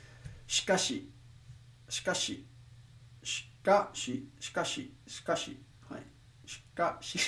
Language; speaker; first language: Japanese; non-native, learner; English